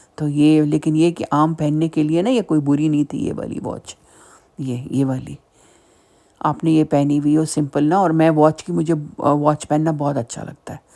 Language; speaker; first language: Urdu; native; Urdu